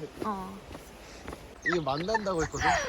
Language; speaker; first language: Korean; native; Korean